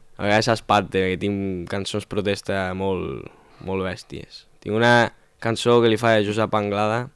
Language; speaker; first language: Catalan; non-native, local second language; Spanish